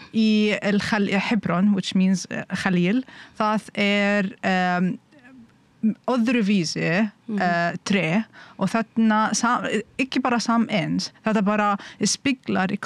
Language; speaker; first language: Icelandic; non-native, learner; Arabic